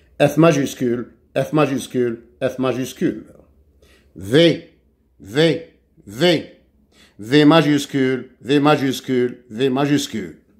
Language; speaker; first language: French; non-native, local second language; Arabic